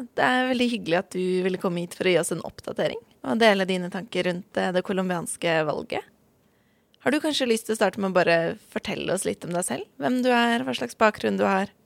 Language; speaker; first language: Norwegian; native; Norwegian